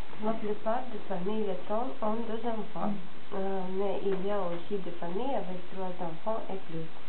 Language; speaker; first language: French; non-native, fluent; Latvian